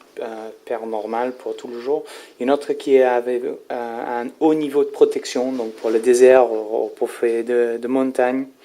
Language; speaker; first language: French; non-native, learner; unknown